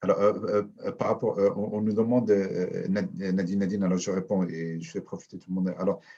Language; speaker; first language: French; non-native, local second language; Arabic